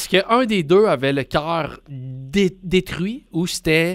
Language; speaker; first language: French; native; French